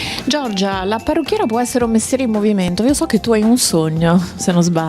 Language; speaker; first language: Italian; native; Italian